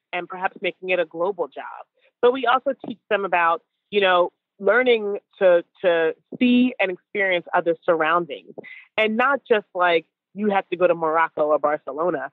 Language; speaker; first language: English; native; English